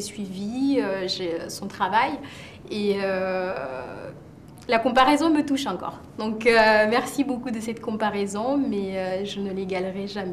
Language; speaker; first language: French; native; French